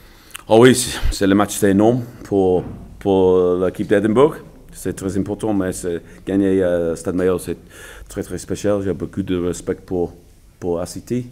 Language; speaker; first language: French; non-native, learner; English